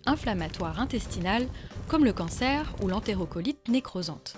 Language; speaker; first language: French; early bilingual, other home language; Arabic